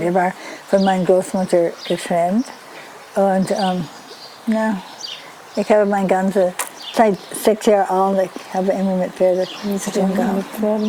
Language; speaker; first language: German; non-native, learner; English